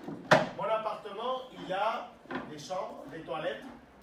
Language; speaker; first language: French; non-native, fluent; Spanish